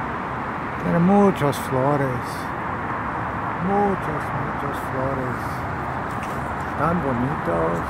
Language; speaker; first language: Spanish; non-native, learner; English